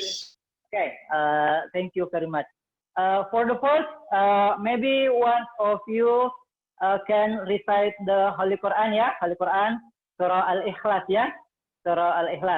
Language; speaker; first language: English; non-native, fluent; Indonesian